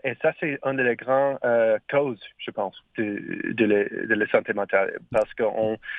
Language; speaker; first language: French; non-native, learner; English